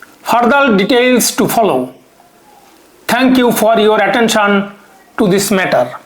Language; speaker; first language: English; non-native, local second language; Bangla